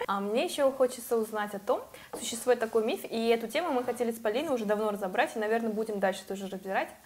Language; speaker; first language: Russian; non-native, fluent; Korean